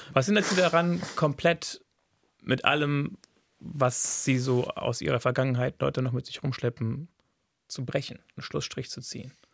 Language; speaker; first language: German; native; German